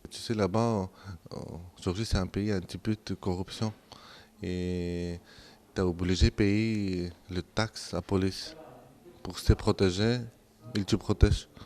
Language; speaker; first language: French; non-native, local second language; Kurdish